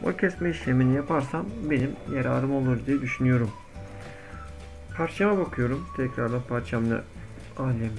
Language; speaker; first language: Turkish; native; Turkish